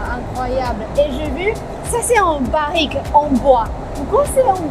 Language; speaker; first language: French; non-native, fluent; Chinese